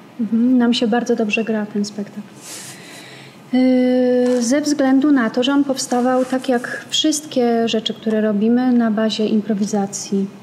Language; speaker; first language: Polish; native; Polish